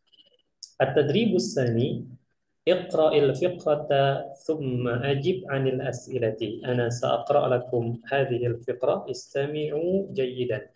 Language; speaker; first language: Arabic; non-native, fluent; Indonesian